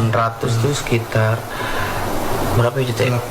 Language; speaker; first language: Indonesian; native; Indonesian